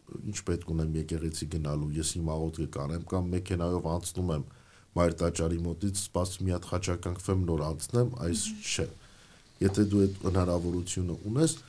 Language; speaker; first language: Armenian; native; Armenian